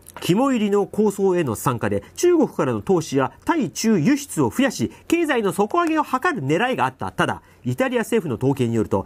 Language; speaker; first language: Japanese; native; Japanese